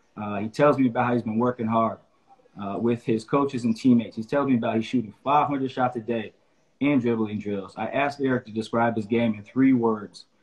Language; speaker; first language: English; native; English